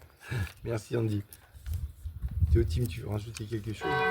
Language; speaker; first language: French; native; French